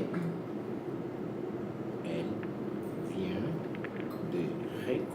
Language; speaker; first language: French; non-native, learner; Portuguese